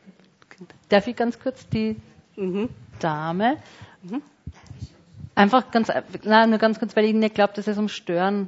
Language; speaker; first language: German; native; German